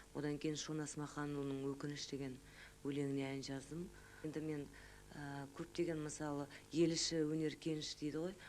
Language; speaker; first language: Kazakh; native; Kazakh